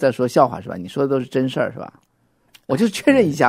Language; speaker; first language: Chinese; native; Chinese